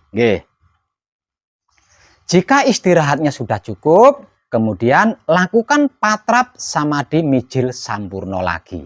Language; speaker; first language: Indonesian; non-native, local second language; Javanese